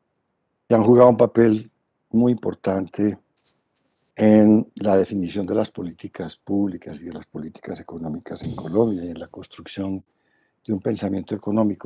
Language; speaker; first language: Spanish; native; Spanish